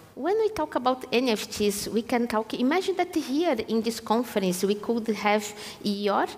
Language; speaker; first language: English; non-native, fluent; Portuguese